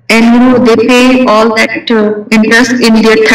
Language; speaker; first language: English; non-native, local second language; Urdu